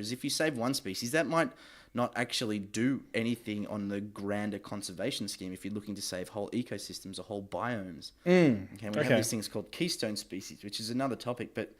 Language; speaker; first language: English; native; English